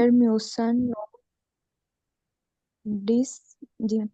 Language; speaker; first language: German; non-native, learner; Urdu